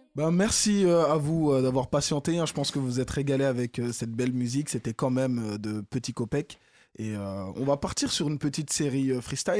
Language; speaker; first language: French; native; French